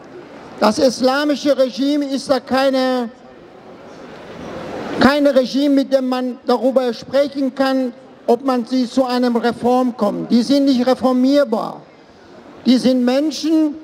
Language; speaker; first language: German; non-native, fluent; Persian